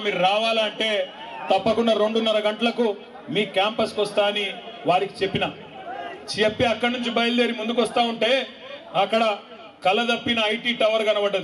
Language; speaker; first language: Telugu; native; Telugu